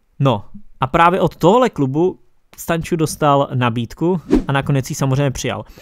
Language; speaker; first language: Czech; native; Czech